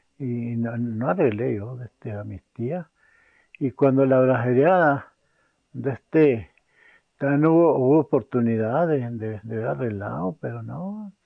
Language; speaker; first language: Spanish; native; Spanish